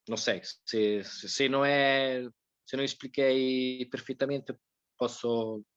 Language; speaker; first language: Portuguese; non-native, fluent; Italian